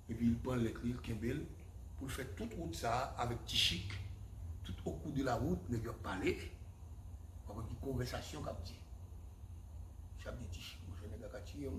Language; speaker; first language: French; non-native, local second language; Haitian Creole